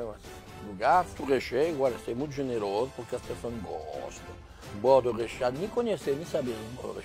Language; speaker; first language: Portuguese; non-native, fluent; French